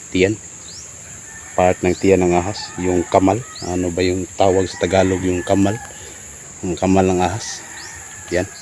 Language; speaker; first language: Filipino; non-native, local second language; Cebuano